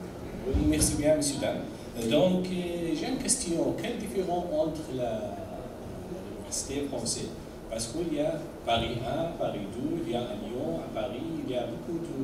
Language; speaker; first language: French; non-native, learner; Arabic